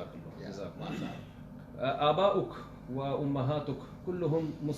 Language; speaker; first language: Arabic; non-native, fluent; Urdu